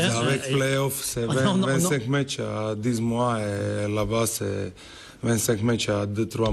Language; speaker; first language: French; non-native, learner; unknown